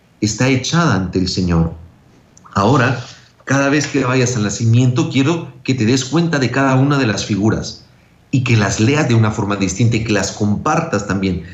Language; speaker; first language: Spanish; native; Spanish